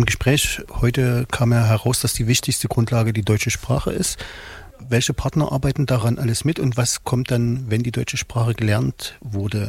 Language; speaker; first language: German; native; German